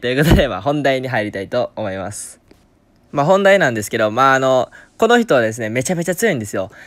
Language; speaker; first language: Japanese; native; Japanese